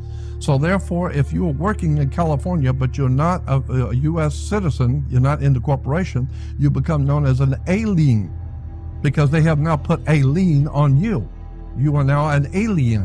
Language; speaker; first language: English; native; English